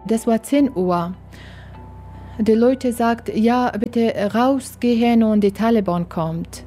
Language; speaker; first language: German; non-native, learner; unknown